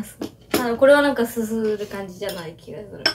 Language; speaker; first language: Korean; non-native, fluent; Japanese